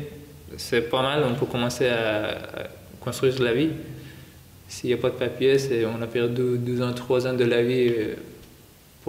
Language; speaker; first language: French; non-native, fluent; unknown